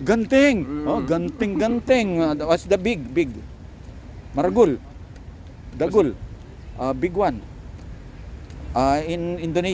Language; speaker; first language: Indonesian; non-native, learner; Filipino